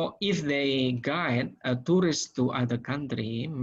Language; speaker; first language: English; non-native, learner; Indonesian